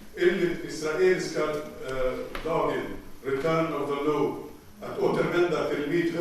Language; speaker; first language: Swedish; non-native, fluent; Arabic